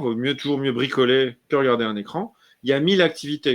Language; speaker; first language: French; native; French